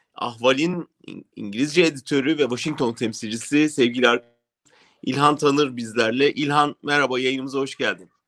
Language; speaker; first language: Turkish; native; Turkish